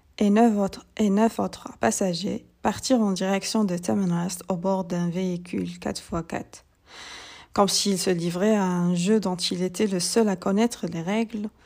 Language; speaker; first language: French; non-native, local second language; Arabic